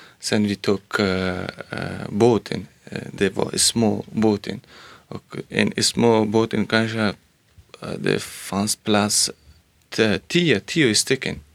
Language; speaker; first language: Swedish; non-native, learner; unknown